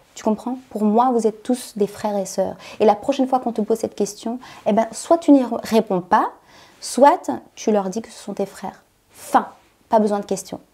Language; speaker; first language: French; native; French